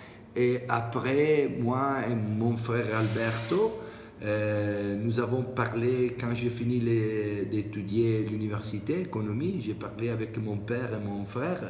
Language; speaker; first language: French; non-native, learner; Italian